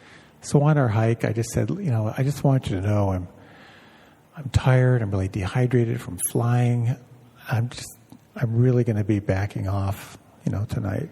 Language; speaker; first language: English; native; English